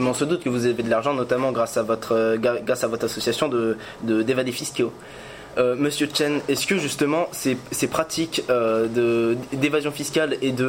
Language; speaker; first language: French; native; French